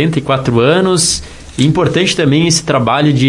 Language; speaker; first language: Portuguese; native; Portuguese